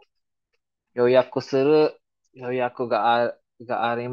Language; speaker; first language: Japanese; non-native, fluent; Filipino